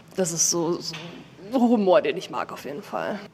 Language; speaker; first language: German; native; German